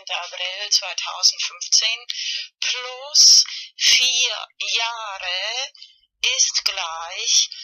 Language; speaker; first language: German; non-native, learner; Spanish